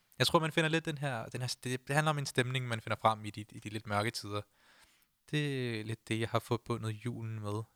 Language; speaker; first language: Danish; early bilingual, other home language; Punjabi